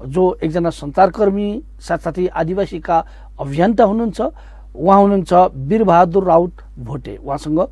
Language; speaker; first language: Nepali; non-native, local second language; Newari